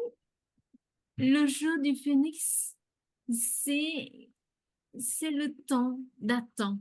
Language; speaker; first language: French; non-native, fluent; Vietnamese